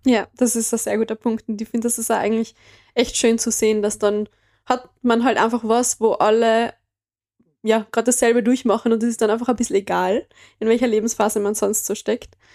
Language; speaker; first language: German; native; German